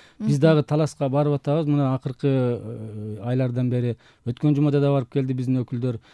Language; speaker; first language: Kyrgyz; native; Kyrgyz